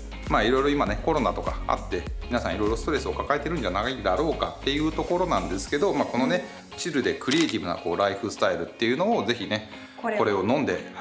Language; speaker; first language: Japanese; native; Japanese